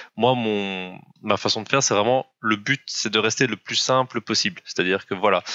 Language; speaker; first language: French; native; French